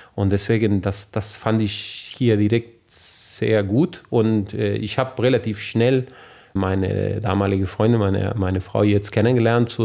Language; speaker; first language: German; non-native, fluent; Spanish